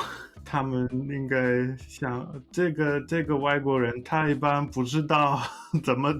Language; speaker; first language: Chinese; non-native, fluent; English